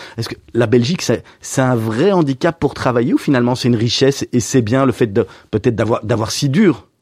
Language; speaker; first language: French; native; French